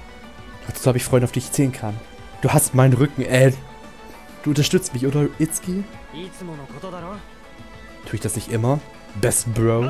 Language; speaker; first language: German; native; German